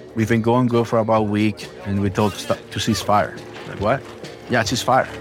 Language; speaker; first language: English; early bilingual, other home language; Spanish